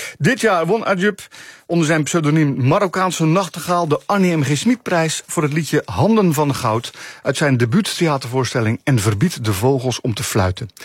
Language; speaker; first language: Dutch; native; Dutch